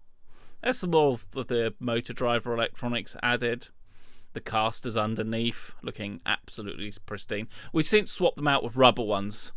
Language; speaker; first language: English; native; English